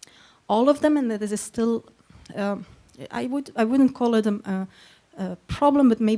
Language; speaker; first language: English; non-native, fluent; Dutch